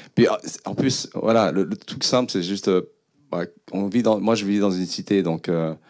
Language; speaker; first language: French; early bilingual, other home language; Khmer